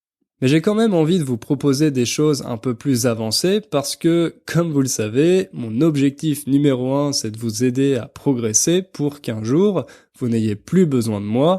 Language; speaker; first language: French; native; French